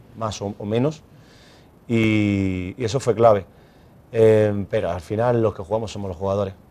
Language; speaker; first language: Spanish; native; Spanish